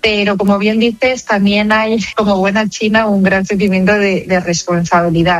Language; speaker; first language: Spanish; native; Spanish